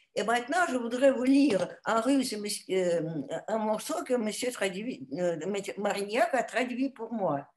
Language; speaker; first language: French; non-native, fluent; Russian